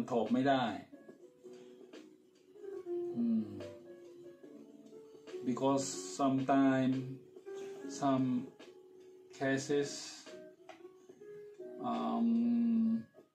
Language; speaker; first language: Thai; non-native, fluent; Japanese